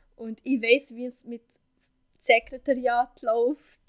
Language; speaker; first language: German; non-native, fluent; Arabic